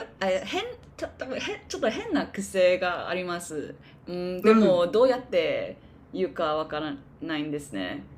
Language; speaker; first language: Japanese; non-native, learner; English